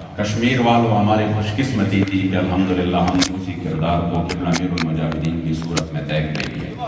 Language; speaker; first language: Urdu; non-native, local second language; Pashto